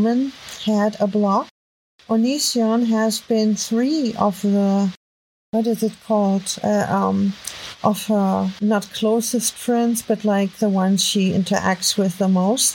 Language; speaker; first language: English; non-native, fluent; German